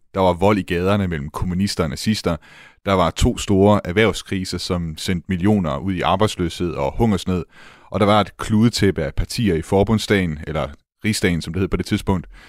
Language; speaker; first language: Danish; native; Danish